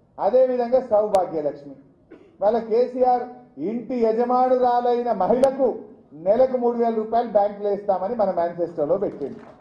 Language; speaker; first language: Telugu; native; Telugu